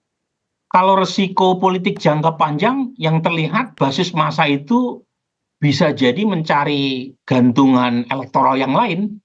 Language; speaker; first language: Indonesian; native; Indonesian